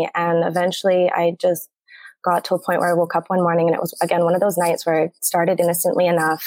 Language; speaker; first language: English; native; English